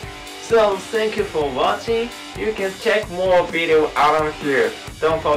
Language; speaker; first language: English; non-native, learner; Japanese